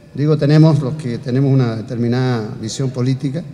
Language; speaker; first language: Spanish; native; Spanish